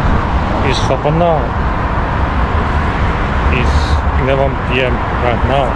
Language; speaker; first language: English; non-native, learner; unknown